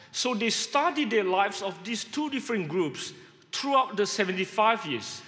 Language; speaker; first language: English; non-native, fluent; Indonesian